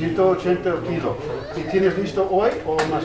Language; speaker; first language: Spanish; non-native, learner; English